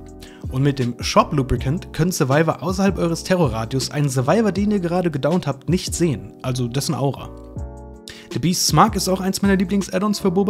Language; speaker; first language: German; native; German